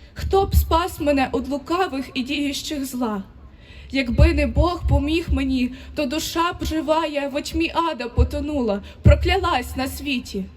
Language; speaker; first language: Ukrainian; native; Ukrainian